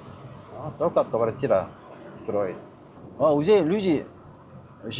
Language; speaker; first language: Russian; non-native, learner; Korean